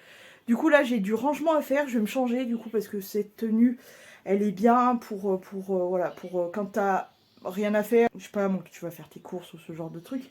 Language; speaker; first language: French; native; French